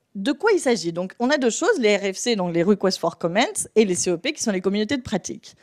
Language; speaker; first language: French; non-native, fluent; Spanish